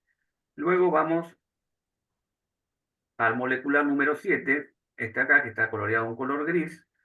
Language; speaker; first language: Spanish; native; Spanish